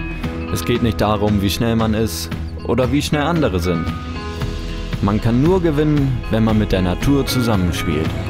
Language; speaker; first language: German; native; German